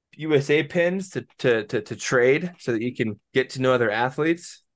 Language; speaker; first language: English; native; English